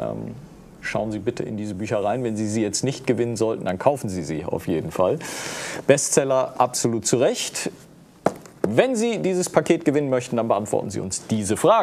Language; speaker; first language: German; native; German